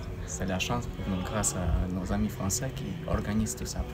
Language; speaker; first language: French; non-native, learner; Ukrainian